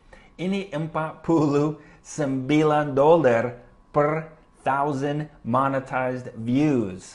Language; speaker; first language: Indonesian; non-native, fluent; English